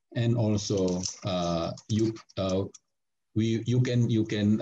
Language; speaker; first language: English; non-native, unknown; Indonesian